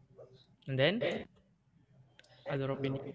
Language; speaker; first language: English; non-native, learner; Indonesian